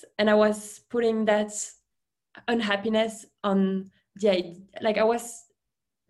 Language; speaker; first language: English; non-native, fluent; French